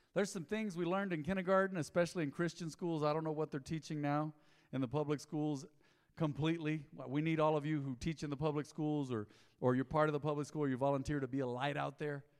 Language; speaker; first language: English; native; English